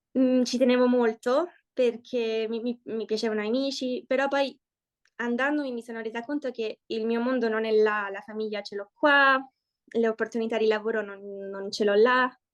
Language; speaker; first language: Italian; early bilingual, heritage; Italian